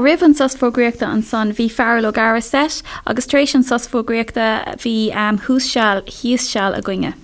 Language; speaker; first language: Irish; non-native, local second language; English